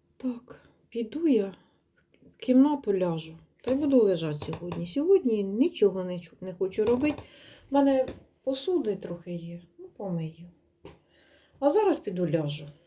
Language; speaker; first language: Ukrainian; native; Ukrainian